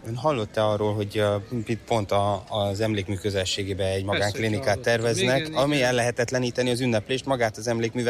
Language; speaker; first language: Hungarian; native; Hungarian